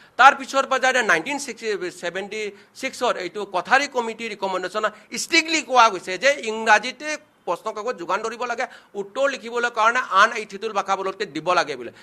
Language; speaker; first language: Assamese; non-native, local second language; Manipuri